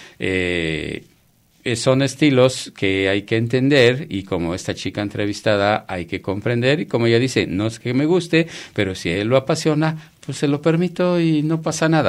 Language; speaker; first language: Spanish; native; Spanish